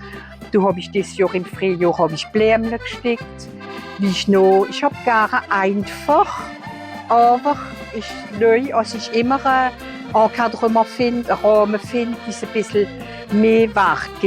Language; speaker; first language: German; non-native, local second language; Swiss German